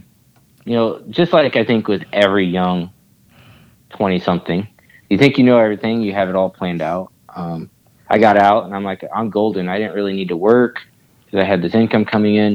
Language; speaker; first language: English; native; English